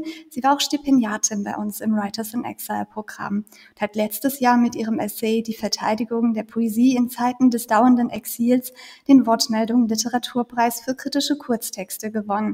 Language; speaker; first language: German; native; German